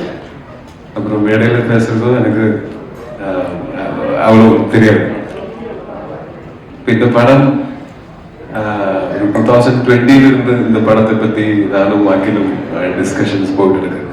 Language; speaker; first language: Tamil; non-native, fluent; Malayalam